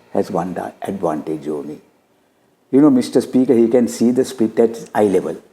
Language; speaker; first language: English; non-native, local second language; Sinhala